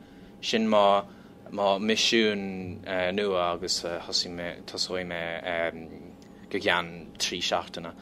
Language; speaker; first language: Irish; non-native, learner; English